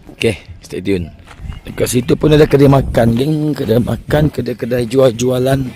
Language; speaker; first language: Malay; native; Malay